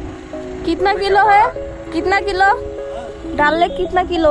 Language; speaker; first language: Hindi; non-native, learner; Bangla